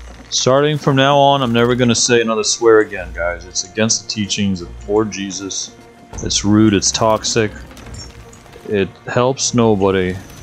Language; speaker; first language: English; early bilingual, other home language; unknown